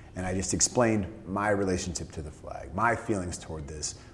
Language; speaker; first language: English; native; English